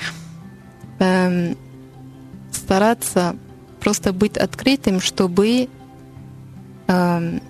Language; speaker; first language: Russian; non-native, learner; French